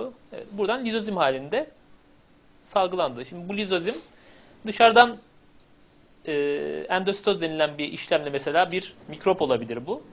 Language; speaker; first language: Turkish; native; Turkish